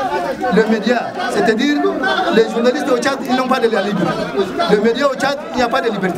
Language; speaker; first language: French; non-native, local second language; Arabic